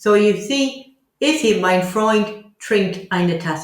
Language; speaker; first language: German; non-native, fluent; English